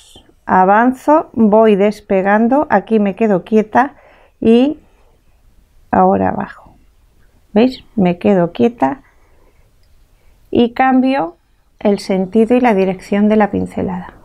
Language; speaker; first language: Spanish; native; Spanish